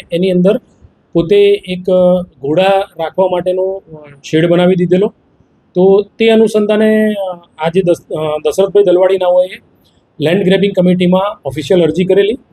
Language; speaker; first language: Gujarati; native; Gujarati